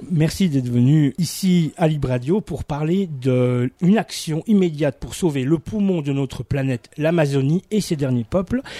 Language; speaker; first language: French; native; French